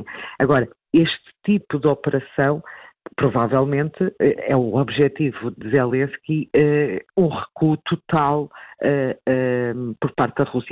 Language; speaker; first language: Portuguese; native; Portuguese